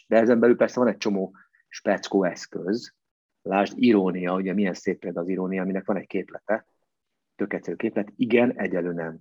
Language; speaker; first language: Hungarian; native; Hungarian